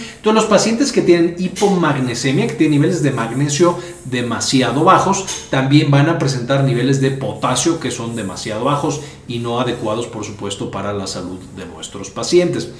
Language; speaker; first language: Spanish; native; Spanish